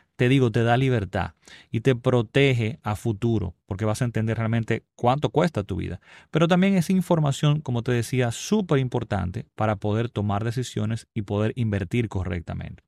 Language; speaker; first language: Spanish; native; Spanish